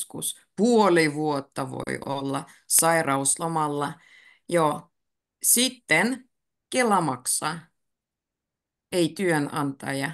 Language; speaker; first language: Finnish; native; Finnish